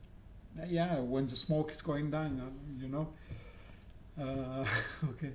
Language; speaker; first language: English; non-native, learner; French